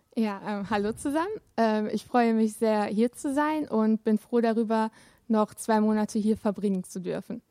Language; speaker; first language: French; non-native, fluent; German